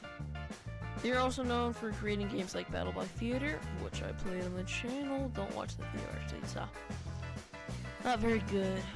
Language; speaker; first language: English; native; English